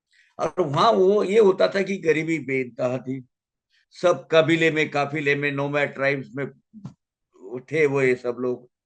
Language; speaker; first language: Hindi; native; Hindi